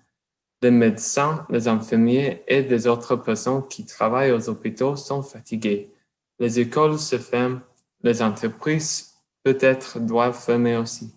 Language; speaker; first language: French; non-native, learner; English